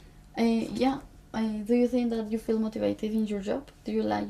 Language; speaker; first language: English; non-native, fluent; Spanish